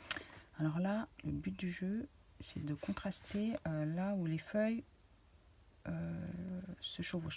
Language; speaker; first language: French; native; French